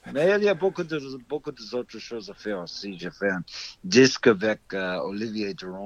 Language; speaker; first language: French; non-native, fluent; English